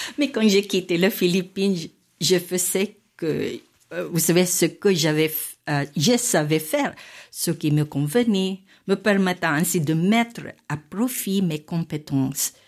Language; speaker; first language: French; non-native, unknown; Filipino